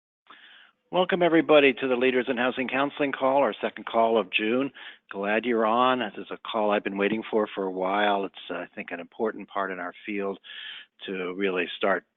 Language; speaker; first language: English; native; English